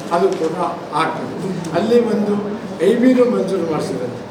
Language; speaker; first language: Kannada; non-native, local second language; Lambadi